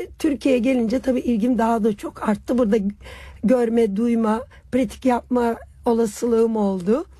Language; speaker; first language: Turkish; native; Turkish